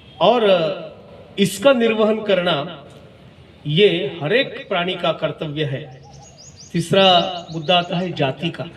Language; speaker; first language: Hindi; non-native, local second language; Marathi